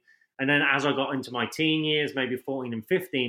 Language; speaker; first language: English; native; English